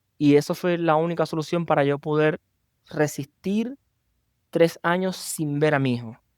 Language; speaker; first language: Spanish; native; Spanish